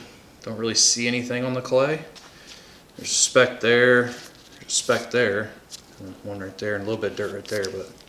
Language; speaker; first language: English; native; English